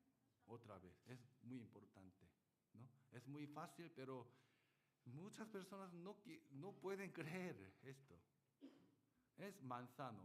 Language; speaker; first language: Spanish; non-native, learner; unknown